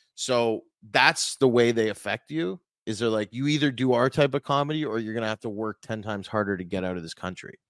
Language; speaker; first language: English; native; English